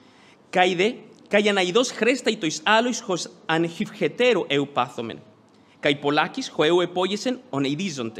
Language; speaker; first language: Greek; non-native, fluent; Spanish